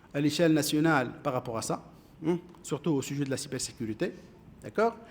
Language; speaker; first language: French; non-native, local second language; Arabic